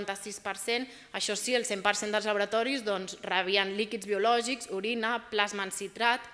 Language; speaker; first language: Catalan; native; Catalan